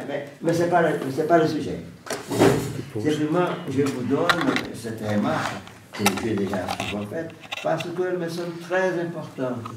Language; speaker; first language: French; non-native, fluent; Portuguese